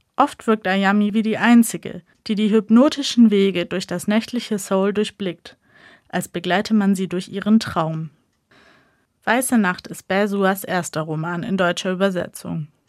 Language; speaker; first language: German; native; German